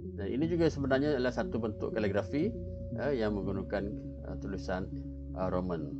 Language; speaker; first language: Malay; native; Malay